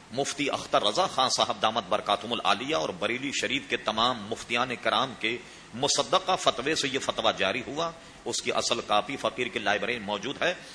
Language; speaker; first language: Urdu; native; Urdu